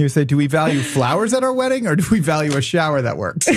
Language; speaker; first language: English; native; English